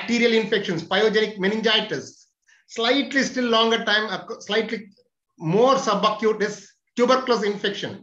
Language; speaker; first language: English; non-native, local second language; Telugu